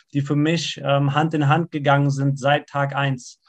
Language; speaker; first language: German; native; German